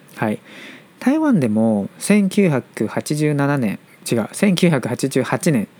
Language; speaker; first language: Japanese; non-native, fluent; Chinese